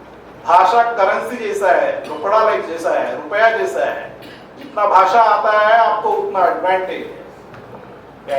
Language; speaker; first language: Hindi; non-native, local second language; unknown